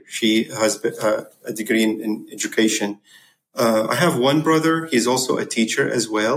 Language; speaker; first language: English; non-native, fluent; Arabic